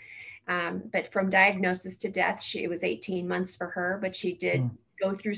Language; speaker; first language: English; native; English